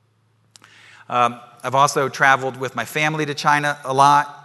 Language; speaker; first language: English; native; English